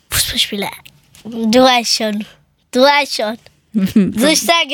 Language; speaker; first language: German; early bilingual, other home language; Persian